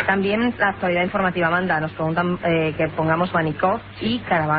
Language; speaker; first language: Spanish; native; Spanish